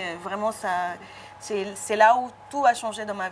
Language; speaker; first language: French; non-native, fluent; Portuguese